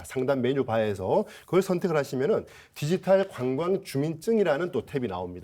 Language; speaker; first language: Korean; native; Korean